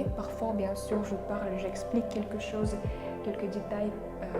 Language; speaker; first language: French; non-native, fluent; Russian